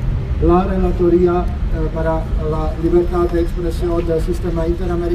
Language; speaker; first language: Spanish; non-native, fluent; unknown